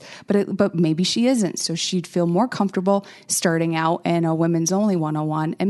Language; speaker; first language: English; native; English